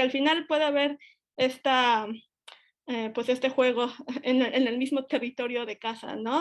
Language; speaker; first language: Spanish; native; Spanish